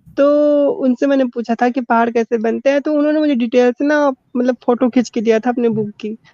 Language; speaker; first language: Hindi; native; Hindi